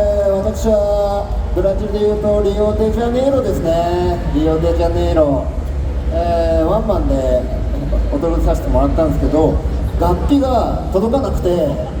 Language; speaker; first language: Japanese; native; Japanese